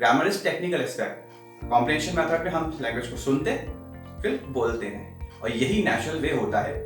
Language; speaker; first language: Hindi; native; Hindi